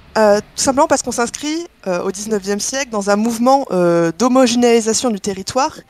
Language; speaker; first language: French; native; French